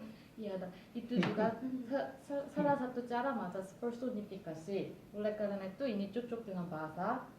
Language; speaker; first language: Indonesian; non-native, fluent; Korean